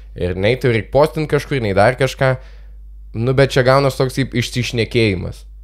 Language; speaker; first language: Lithuanian; non-native, local second language; Russian